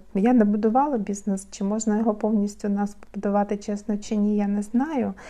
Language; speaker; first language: Ukrainian; native; Ukrainian